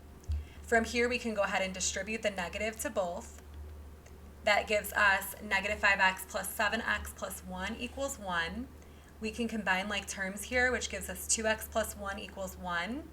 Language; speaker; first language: English; native; English